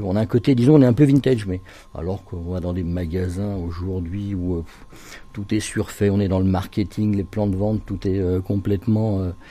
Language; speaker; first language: French; native; French